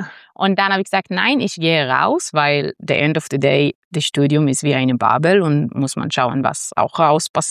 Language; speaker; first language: German; non-native, fluent; Hebrew